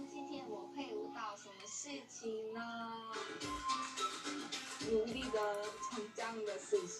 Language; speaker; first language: Chinese; non-native, learner; Korean